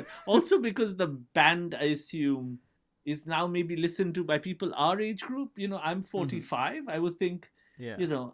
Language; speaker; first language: English; non-native, local second language; Bangla